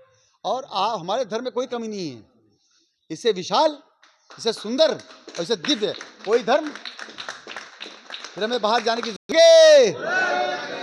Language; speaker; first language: Hindi; native; Hindi